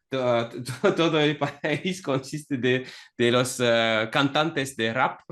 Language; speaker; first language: Spanish; non-native, fluent; Russian